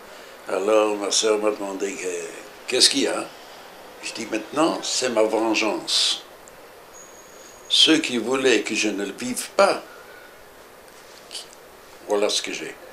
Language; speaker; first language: French; early bilingual, other home language; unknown